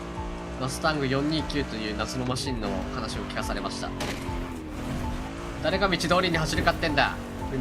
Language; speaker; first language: Japanese; native; Japanese